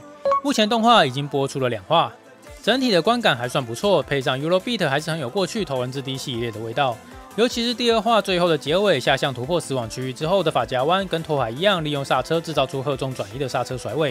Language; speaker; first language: Chinese; native; Chinese